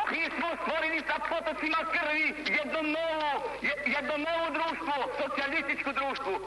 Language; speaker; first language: Croatian; native; Croatian